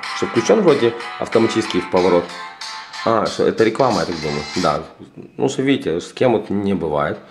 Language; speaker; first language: Russian; native; Russian